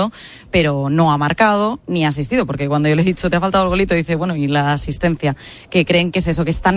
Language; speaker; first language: Spanish; native; Spanish